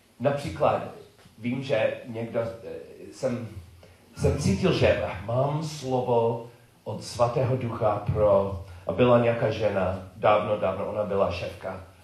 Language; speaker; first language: Czech; non-native, learner; English